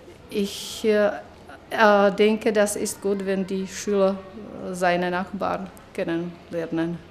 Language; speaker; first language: German; non-native, fluent; Czech